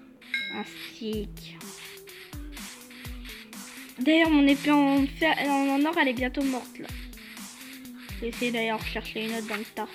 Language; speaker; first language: French; native; French